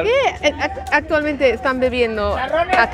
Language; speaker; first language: Spanish; native; Spanish